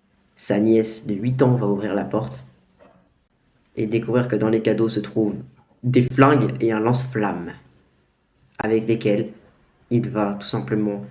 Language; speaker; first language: French; native; French